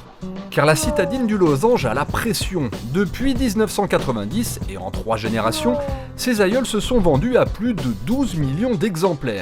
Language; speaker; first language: French; native; French